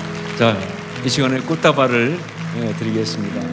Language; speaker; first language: Korean; native; Korean